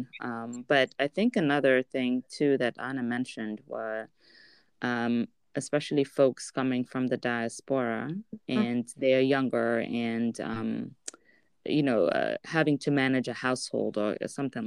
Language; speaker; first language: English; non-native, local second language; Wolof